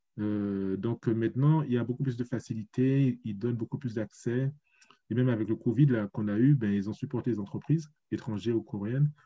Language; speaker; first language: French; native; French